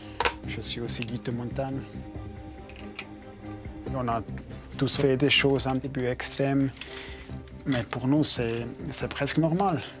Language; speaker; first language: French; non-native, local second language; German